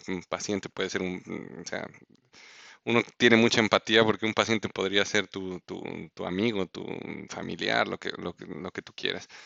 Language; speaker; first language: Spanish; native; Spanish